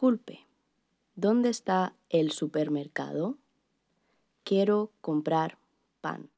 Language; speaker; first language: Spanish; non-native, learner; English